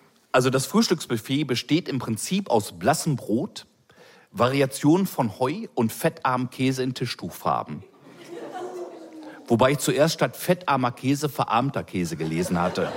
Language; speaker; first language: German; native; German